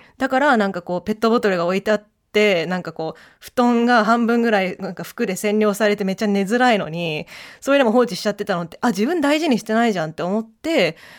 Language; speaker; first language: Japanese; early bilingual, heritage; Japanese